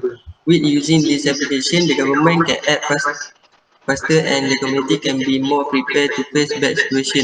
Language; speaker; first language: English; non-native, learner; Malay